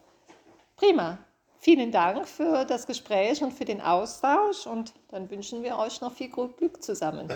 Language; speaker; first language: German; native; German